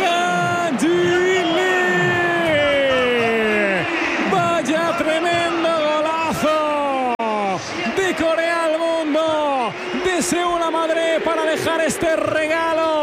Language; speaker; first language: Spanish; native; Spanish